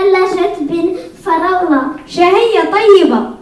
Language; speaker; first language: Arabic; non-native, learner; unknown